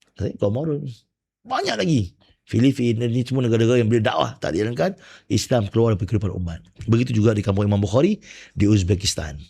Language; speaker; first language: Malay; native; Malay